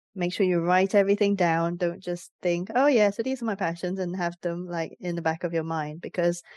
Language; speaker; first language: English; native; English